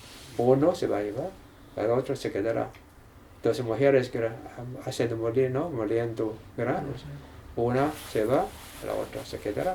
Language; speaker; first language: Spanish; non-native, learner; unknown